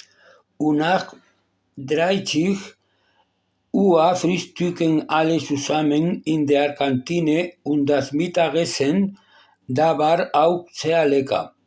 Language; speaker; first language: German; non-native, learner; Spanish